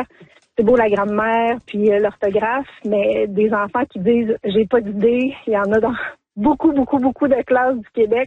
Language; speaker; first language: French; native; French